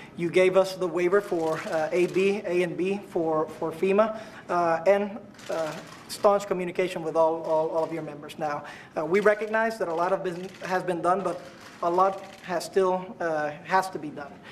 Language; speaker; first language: English; non-native, fluent; Spanish